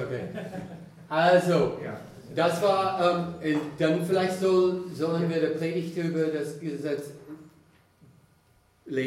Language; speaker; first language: German; non-native, fluent; English